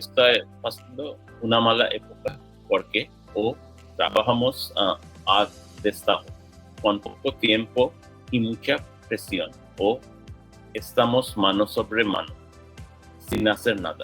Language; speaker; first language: Spanish; non-native, learner; English